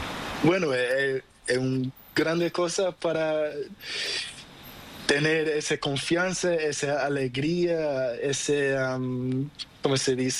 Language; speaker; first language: Spanish; non-native, learner; Portuguese